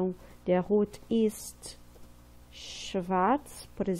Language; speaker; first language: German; non-native, fluent; Portuguese